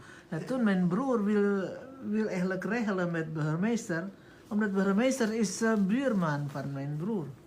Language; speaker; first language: Dutch; non-native, learner; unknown